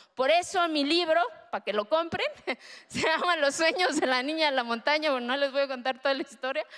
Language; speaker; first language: Spanish; early bilingual, other home language; Zapotec